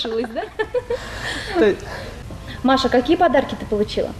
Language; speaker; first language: Russian; native; Russian